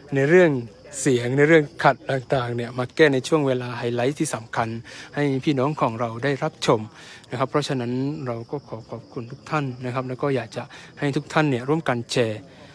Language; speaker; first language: Thai; non-native, local second language; Malay